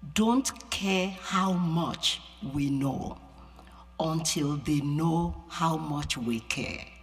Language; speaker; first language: English; non-native, local second language; Yoruba